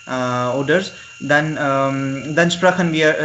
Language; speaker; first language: German; non-native, learner; Marathi